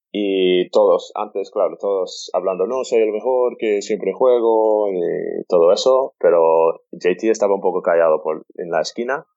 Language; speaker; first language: Spanish; non-native, fluent; English